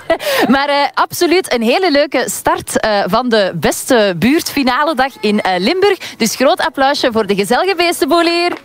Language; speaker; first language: Dutch; native; Dutch